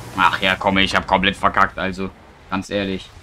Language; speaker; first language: German; native; German